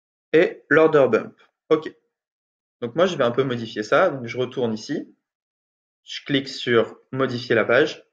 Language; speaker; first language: French; native; French